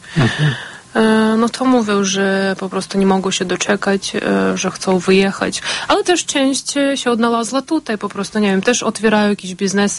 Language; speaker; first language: Polish; non-native, fluent; Ukrainian